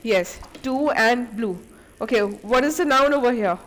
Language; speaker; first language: English; non-native, local second language; Hindi